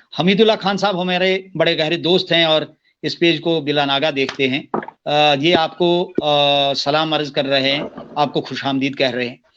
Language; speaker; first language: Urdu; non-native, local second language; Kashmiri